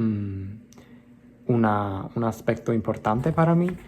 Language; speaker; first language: Spanish; non-native, learner; Italian